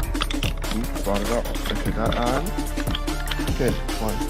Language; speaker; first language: English; native; English